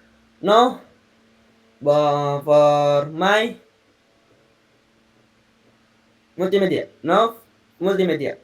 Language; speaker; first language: English; non-native, learner; Indonesian